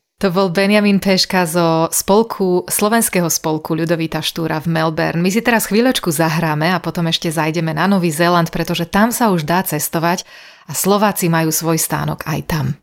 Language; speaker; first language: Slovak; native; Slovak